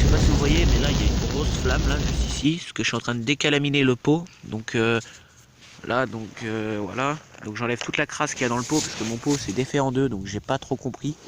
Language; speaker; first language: French; native; French